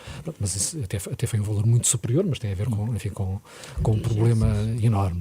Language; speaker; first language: Portuguese; native; Portuguese